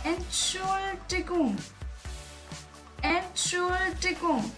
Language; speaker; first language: German; non-native, learner; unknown